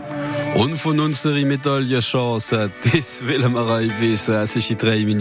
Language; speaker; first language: German; native; German